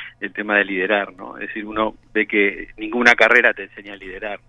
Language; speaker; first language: Spanish; native; Spanish